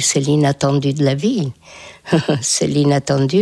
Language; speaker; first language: French; non-native, fluent; Hungarian